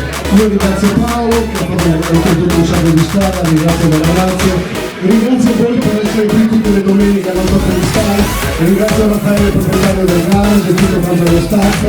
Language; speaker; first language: Italian; native; Italian